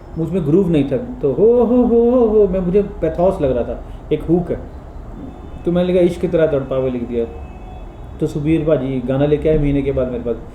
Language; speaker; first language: Hindi; non-native, local second language; Punjabi